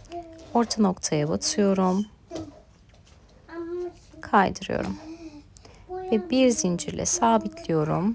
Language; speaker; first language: Turkish; native; Turkish